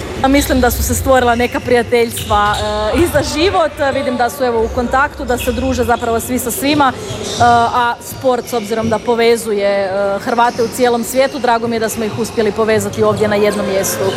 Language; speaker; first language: Serbian; native; Serbian